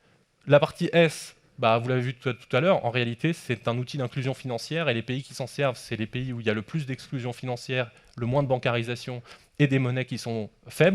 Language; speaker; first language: French; native; French